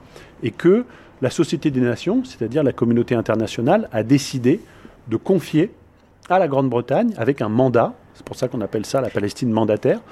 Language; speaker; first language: French; native; French